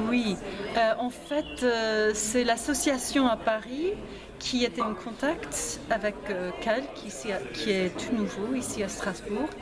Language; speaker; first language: French; non-native, fluent; English